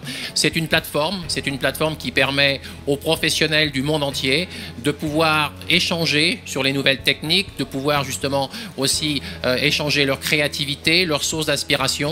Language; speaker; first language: French; native; French